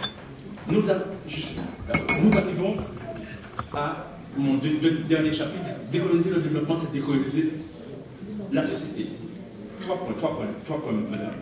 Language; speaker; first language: French; native; French